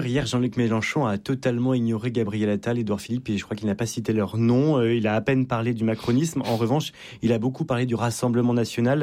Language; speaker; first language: French; native; French